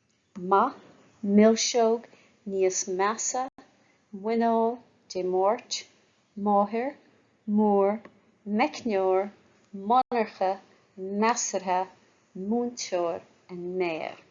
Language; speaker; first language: Irish; non-native, local second language; English